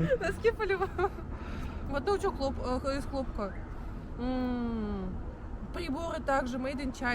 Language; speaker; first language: Russian; native; Russian